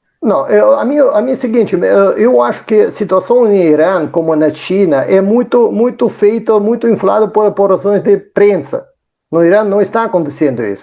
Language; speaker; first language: Portuguese; non-native, fluent; Russian